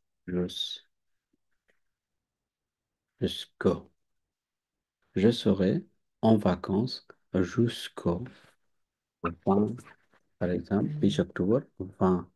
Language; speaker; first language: French; non-native, fluent; Bangla